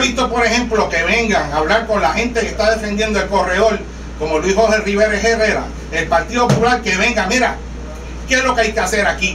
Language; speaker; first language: Spanish; native; Spanish